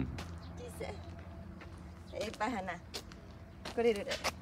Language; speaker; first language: Japanese; non-native, learner; Vietnamese